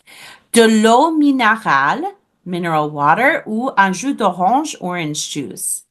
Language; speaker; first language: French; non-native, fluent; English